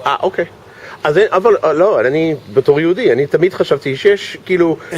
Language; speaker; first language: Hebrew; non-native, fluent; English